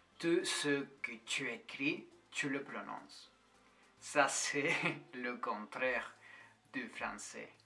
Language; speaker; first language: French; non-native, fluent; Spanish